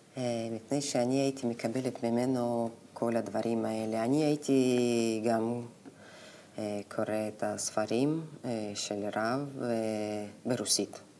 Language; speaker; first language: Hebrew; non-native, fluent; Russian